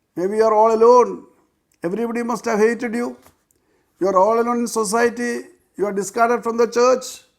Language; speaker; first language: English; non-native, local second language; Malayalam